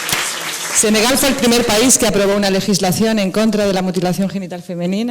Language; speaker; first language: Spanish; native; Spanish